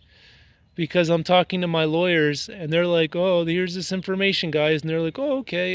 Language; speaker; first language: English; native; English